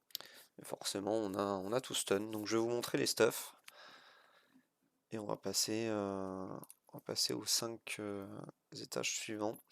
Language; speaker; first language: French; native; French